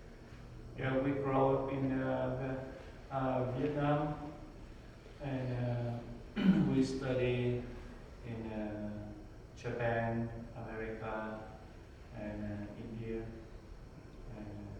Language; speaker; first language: English; non-native, learner; Vietnamese